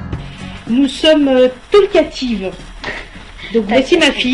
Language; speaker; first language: French; native; French